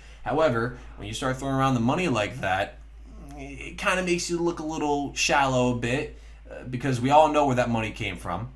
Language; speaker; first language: English; native; English